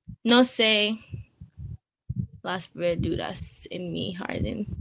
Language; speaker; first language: Spanish; non-native, learner; English